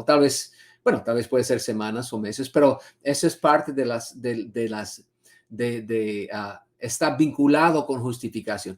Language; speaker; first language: Spanish; non-native, fluent; English